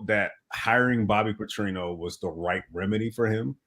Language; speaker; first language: English; native; English